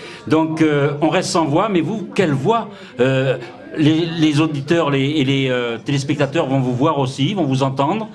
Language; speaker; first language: French; native; French